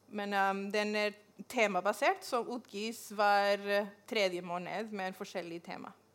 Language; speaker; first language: Norwegian; non-native, fluent; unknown